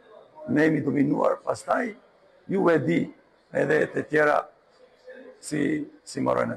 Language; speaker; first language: Albanian; non-native, learner; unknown